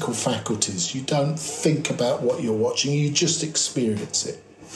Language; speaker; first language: English; native; English